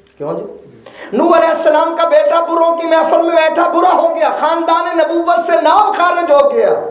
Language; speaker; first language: Urdu; non-native, local second language; Punjabi